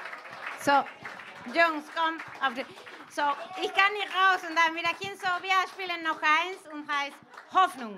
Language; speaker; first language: German; non-native, fluent; Galician